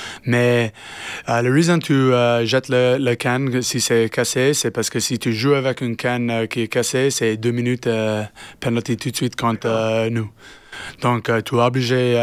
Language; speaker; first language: French; non-native, learner; English